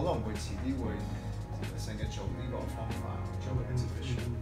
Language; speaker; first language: Cantonese; early bilingual, heritage; English